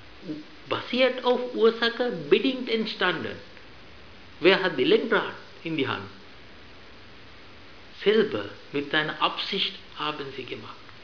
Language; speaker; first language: German; non-native, fluent; Sinhala